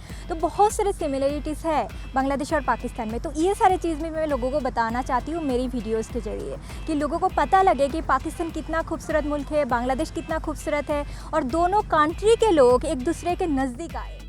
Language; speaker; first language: Hindi; non-native, fluent; Bangla